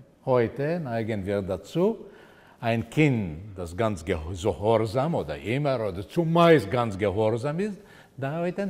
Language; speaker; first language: German; non-native, fluent; Portuguese